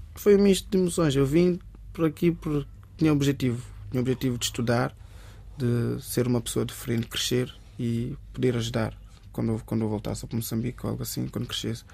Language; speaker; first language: Portuguese; early bilingual, other home language; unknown